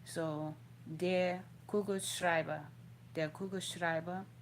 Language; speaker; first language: German; non-native, learner; English